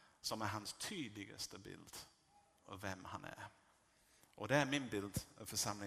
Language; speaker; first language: Swedish; non-native, fluent; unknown